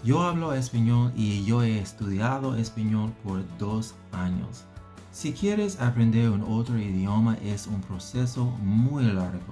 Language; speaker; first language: Spanish; non-native, learner; English